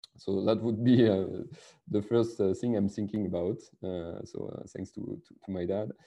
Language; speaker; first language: English; non-native, fluent; French